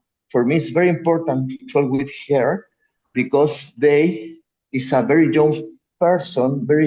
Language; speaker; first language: English; non-native, learner; Spanish